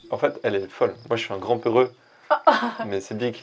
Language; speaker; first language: French; native; French